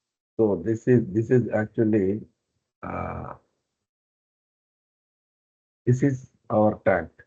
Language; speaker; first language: English; non-native, learner; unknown